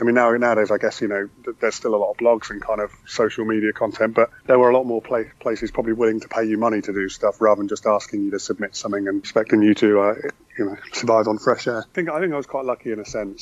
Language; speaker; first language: English; native; English